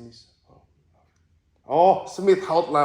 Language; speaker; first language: English; non-native, fluent; Indonesian